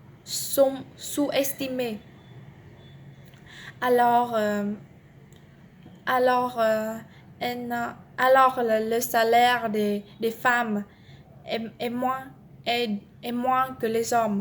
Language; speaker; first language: French; non-native, learner; Vietnamese